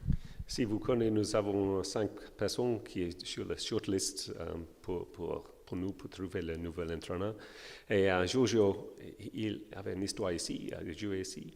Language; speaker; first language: French; non-native, learner; English